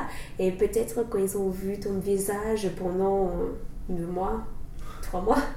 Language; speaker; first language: French; non-native, learner; English